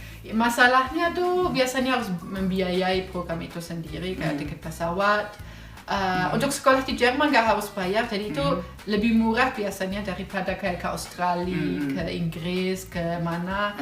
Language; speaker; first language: Indonesian; non-native, fluent; German